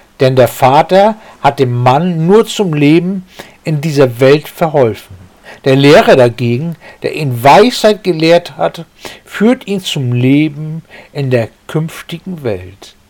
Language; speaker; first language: German; native; German